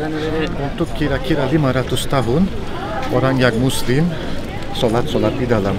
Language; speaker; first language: Indonesian; non-native, fluent; Turkish